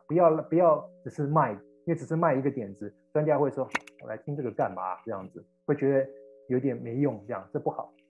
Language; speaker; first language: Chinese; native; Chinese